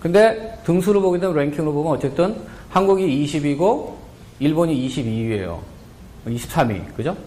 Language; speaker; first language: Korean; native; Korean